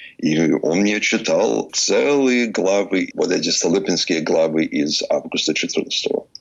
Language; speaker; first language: Russian; early bilingual, heritage; English